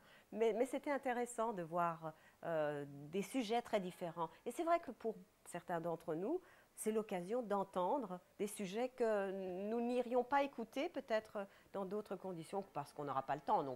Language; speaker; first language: French; non-native, fluent; Persian